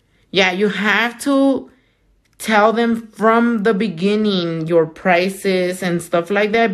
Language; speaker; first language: English; early bilingual, other home language; Spanish